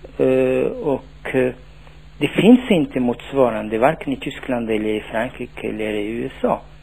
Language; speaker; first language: Swedish; non-native, fluent; Tachelhit